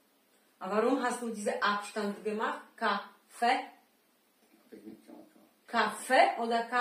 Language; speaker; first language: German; non-native, learner; Polish